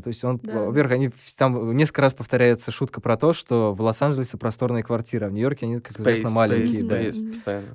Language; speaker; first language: Russian; native; Russian